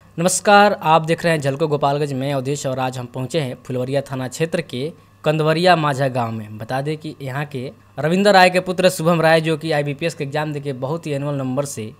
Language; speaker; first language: Hindi; native; Hindi